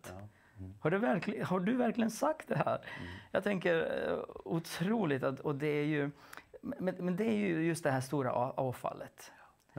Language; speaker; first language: Swedish; non-native, fluent; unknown